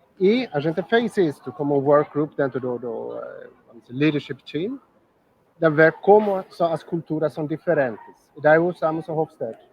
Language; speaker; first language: Portuguese; non-native, fluent; Swedish